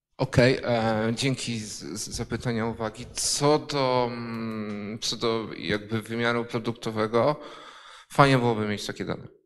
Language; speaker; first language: Polish; native; Polish